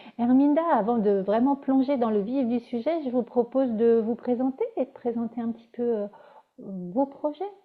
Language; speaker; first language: French; native; French